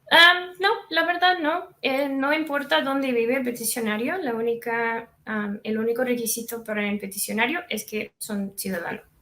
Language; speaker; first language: Spanish; non-native, fluent; English